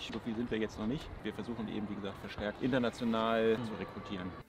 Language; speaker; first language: German; native; German